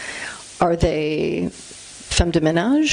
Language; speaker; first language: French; non-native, fluent; English